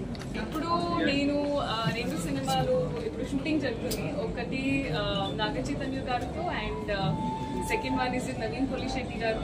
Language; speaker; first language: Telugu; non-native, learner; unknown